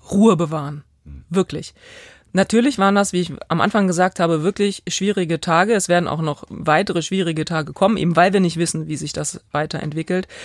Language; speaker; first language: German; native; German